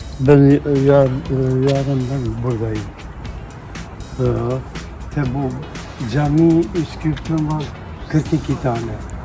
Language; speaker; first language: Turkish; non-native, learner; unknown